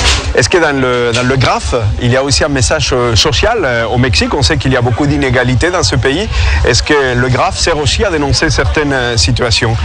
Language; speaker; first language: French; native; French